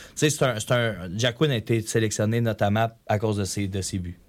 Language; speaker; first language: French; native; French